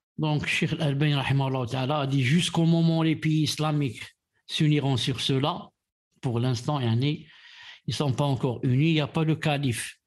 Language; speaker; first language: French; non-native, local second language; Arabic